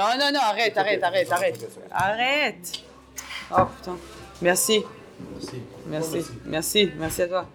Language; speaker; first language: French; non-native, learner; Hebrew